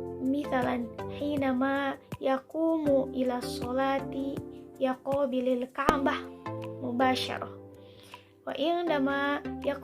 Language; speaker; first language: Arabic; non-native, learner; Indonesian